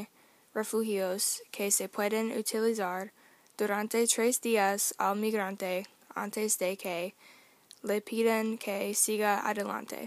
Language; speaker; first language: Spanish; non-native, learner; English